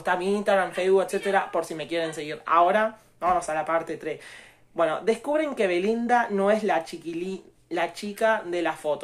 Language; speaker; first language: Spanish; native; Spanish